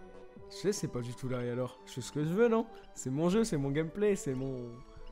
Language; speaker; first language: French; native; French